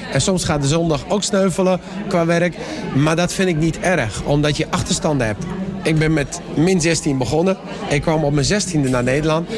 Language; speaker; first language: Dutch; early bilingual, other home language; Persian